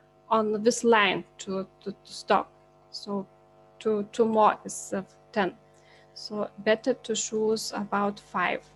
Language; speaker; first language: English; non-native, learner; Lithuanian